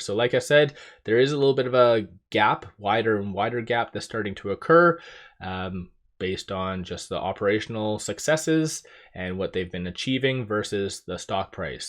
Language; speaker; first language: English; native; English